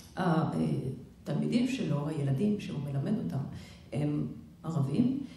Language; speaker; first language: Hebrew; non-native, fluent; French